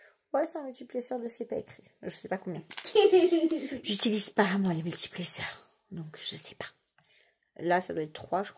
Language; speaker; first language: French; native; French